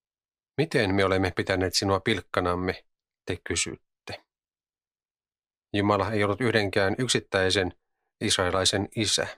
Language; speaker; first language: Finnish; native; Finnish